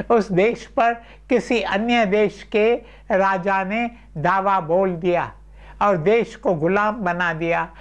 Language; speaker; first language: Urdu; non-native, local second language; Sindhi